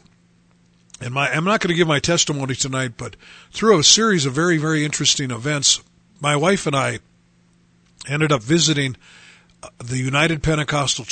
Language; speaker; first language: English; native; English